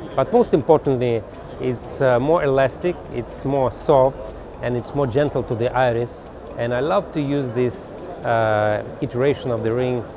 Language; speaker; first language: English; non-native, fluent; Russian